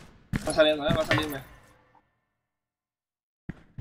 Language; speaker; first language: Spanish; native; Spanish